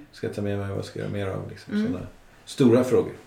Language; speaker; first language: Swedish; native; Swedish